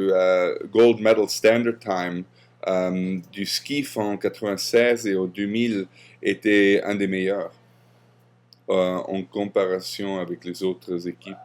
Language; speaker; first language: French; non-native, fluent; German